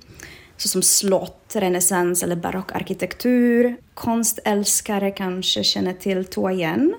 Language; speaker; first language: Swedish; non-native, fluent; Czech